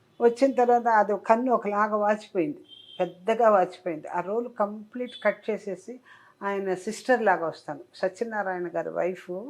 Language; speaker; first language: Telugu; native; Telugu